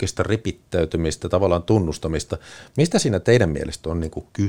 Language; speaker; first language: Finnish; native; Finnish